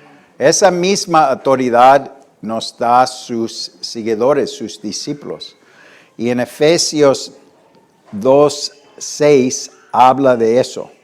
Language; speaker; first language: Spanish; non-native, fluent; English